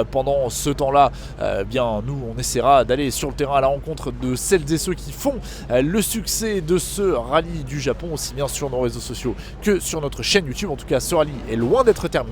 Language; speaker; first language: French; native; French